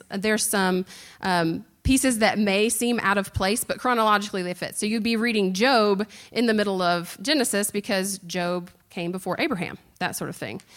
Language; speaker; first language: English; native; English